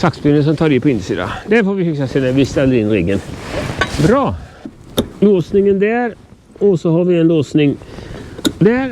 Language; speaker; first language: Swedish; native; Swedish